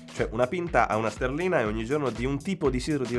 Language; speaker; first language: Italian; native; Italian